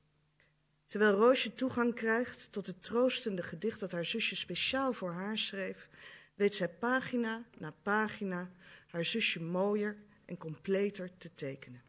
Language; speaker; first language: Dutch; native; Dutch